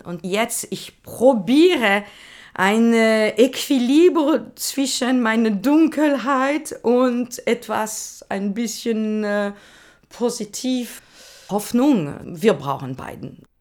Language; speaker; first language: German; non-native, learner; French